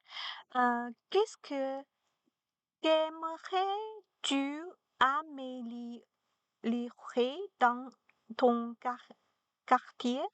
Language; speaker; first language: French; non-native, learner; Chinese